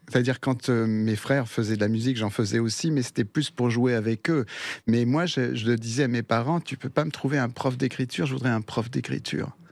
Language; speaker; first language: French; early bilingual, other home language; Spanish